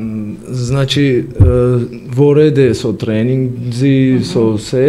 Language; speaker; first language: Macedonian; non-native, learner; Georgian